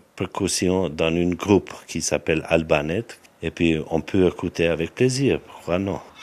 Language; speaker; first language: French; non-native, fluent; Albanian